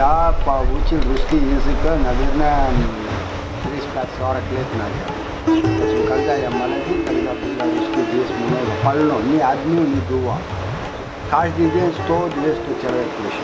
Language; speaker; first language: Russian; non-native, learner; Tamil